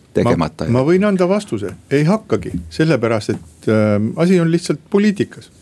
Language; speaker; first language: Estonian; native; Estonian